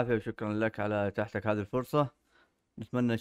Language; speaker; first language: Arabic; native; Arabic